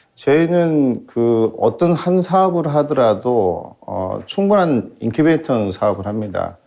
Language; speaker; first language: Korean; native; Korean